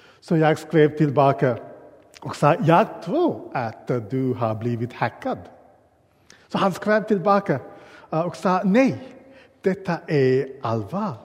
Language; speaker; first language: Swedish; non-native, learner; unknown